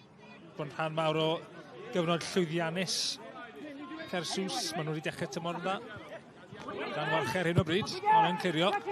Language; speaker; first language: Welsh; native; Welsh